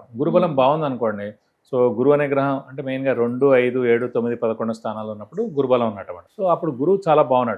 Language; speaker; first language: Telugu; native; Telugu